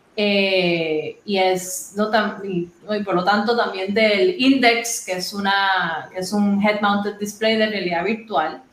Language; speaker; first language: Spanish; native; Spanish